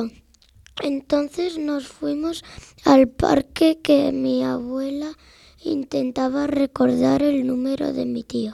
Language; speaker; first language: Spanish; native; Spanish